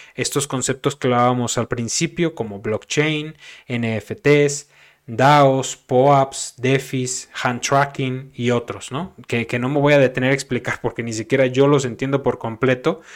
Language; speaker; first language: Spanish; native; Spanish